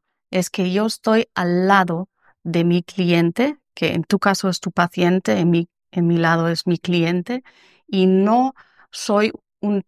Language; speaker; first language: Spanish; non-native, learner; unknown